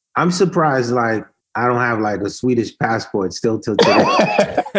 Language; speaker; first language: English; early bilingual, other home language; Haitian Creole